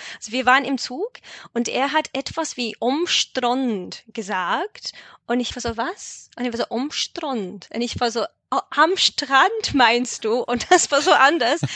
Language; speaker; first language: German; non-native, fluent; English